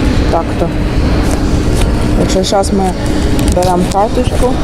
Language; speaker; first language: Ukrainian; native; Ukrainian